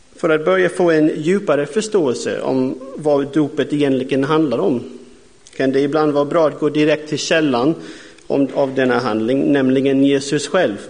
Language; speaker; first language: Swedish; non-native, fluent; English